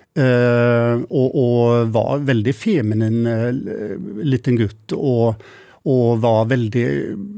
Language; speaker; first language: Swedish; native; Swedish